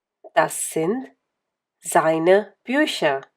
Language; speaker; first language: German; non-native, fluent; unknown